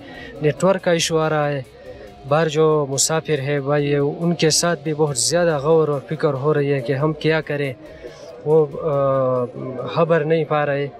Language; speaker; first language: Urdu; non-native, local second language; Pashto